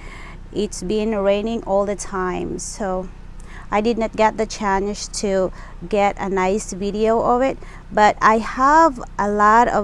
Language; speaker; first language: English; non-native, local second language; Filipino